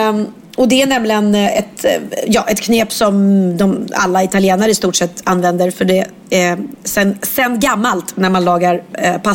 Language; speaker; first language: Swedish; native; Swedish